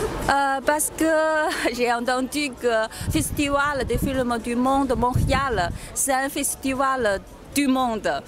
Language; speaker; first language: French; non-native, learner; Chinese